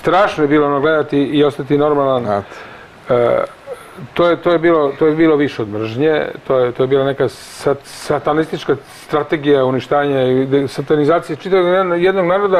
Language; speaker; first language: Croatian; native; Croatian